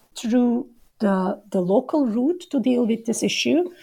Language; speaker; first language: English; non-native, fluent; Turkish